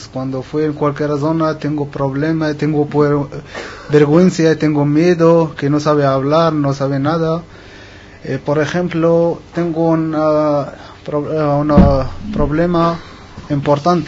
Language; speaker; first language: Spanish; non-native, learner; Arabic